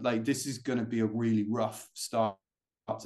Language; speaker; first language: English; native; English